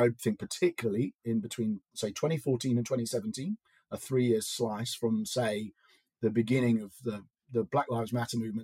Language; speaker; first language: English; native; English